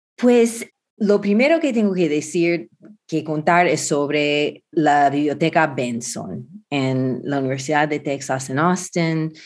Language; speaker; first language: Spanish; non-native, fluent; English